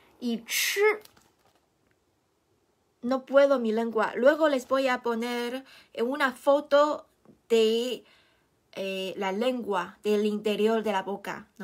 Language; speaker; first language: Spanish; non-native, fluent; Chinese